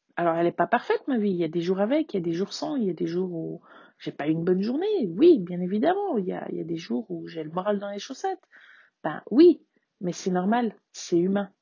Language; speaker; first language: French; native; French